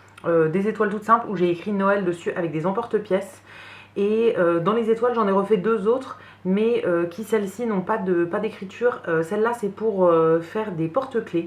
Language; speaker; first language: French; native; French